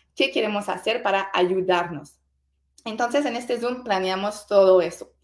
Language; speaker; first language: Spanish; non-native, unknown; French